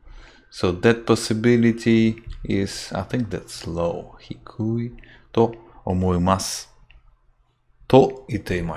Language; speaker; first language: Japanese; non-native, learner; English